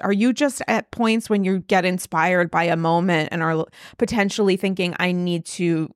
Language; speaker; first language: English; native; English